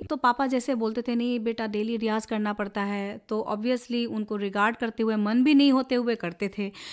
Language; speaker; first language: Hindi; non-native, local second language; Assamese